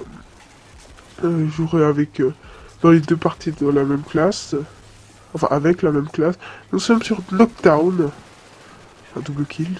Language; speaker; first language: French; native; French